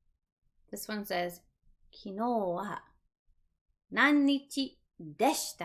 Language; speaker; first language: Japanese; non-native, fluent; English